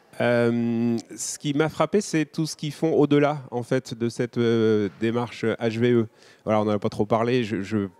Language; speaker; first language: French; native; French